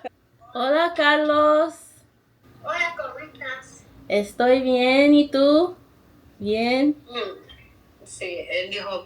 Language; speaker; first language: Spanish; non-native, learner; English